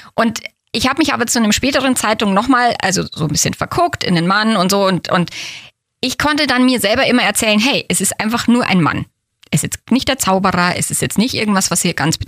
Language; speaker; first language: German; native; German